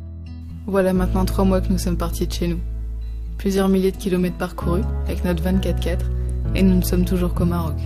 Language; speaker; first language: French; native; French